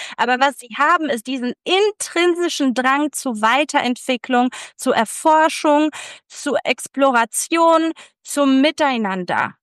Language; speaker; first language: German; early bilingual, other home language; Polish